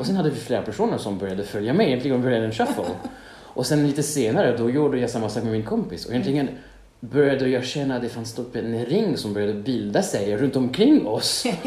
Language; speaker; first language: Swedish; non-native, fluent; French